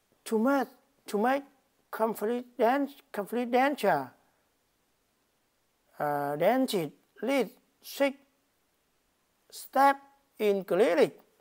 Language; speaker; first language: English; non-native, learner; Vietnamese